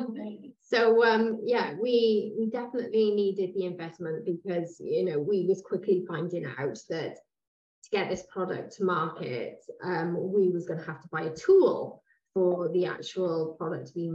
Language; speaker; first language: English; native; English